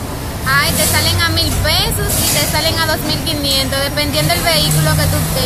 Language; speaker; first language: Spanish; native; Spanish